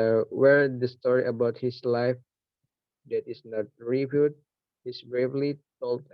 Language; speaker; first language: English; non-native, learner; Indonesian